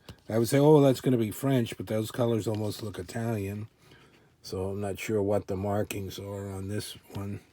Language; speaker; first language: English; native; English